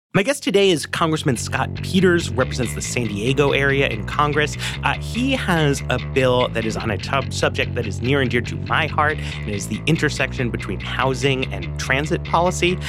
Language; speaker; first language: English; native; English